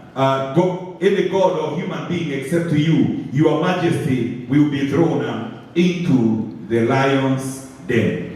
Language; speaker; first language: English; non-native, local second language; Swahili